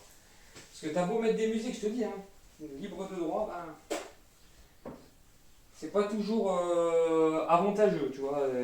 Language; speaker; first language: French; native; French